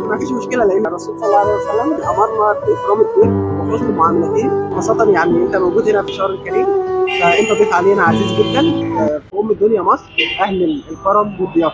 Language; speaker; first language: Arabic; native; Arabic